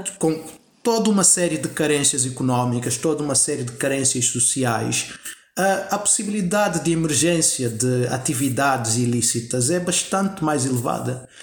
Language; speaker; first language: Portuguese; native; Portuguese